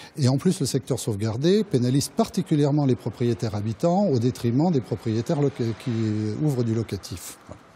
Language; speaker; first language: French; native; French